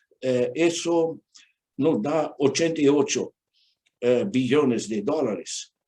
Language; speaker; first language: Spanish; non-native, fluent; Portuguese